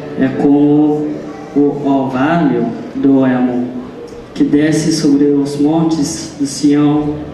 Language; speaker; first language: Portuguese; non-native, fluent; Haitian Creole